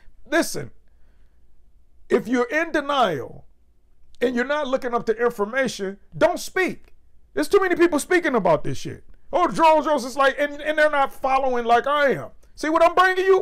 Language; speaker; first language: English; native; English